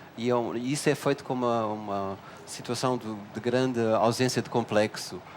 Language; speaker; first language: Portuguese; native; Portuguese